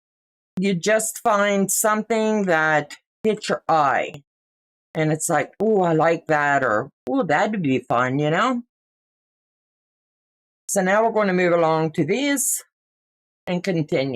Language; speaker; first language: English; native; English